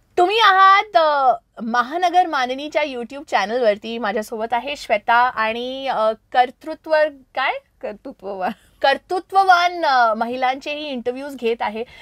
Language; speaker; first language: Marathi; early bilingual, heritage; Marathi